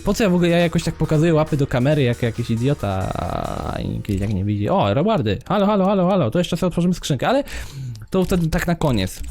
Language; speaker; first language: Polish; native; Polish